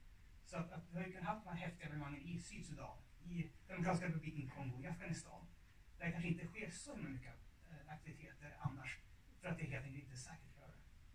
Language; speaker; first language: Swedish; native; Swedish